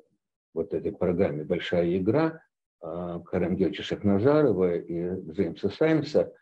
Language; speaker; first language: Russian; native; Russian